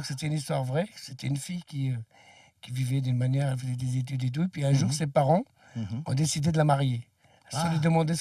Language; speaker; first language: French; early bilingual, other home language; Arabic